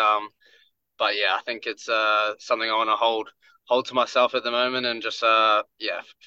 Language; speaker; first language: English; native; English